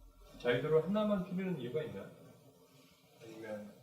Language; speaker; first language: Korean; native; Korean